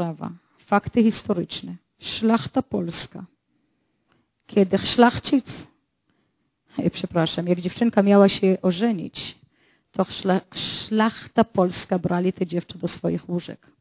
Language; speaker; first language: Polish; non-native, fluent; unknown